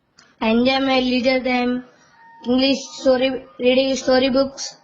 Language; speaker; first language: English; non-native, learner; Telugu